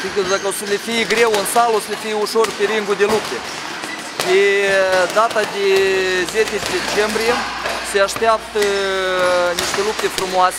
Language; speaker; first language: Romanian; native; Romanian